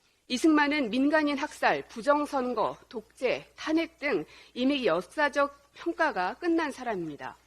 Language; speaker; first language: Korean; native; Korean